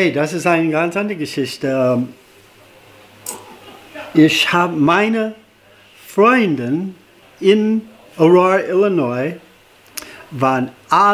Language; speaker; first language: German; non-native, fluent; English